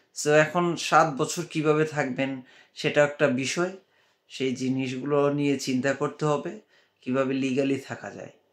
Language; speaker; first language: Bangla; native; Bangla